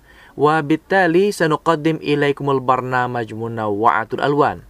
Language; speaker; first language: Arabic; non-native, fluent; Indonesian